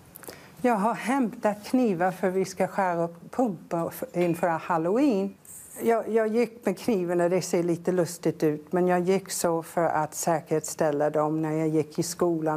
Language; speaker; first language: Swedish; non-native, fluent; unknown